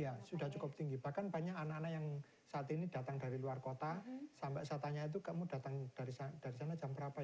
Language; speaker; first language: Indonesian; native; Indonesian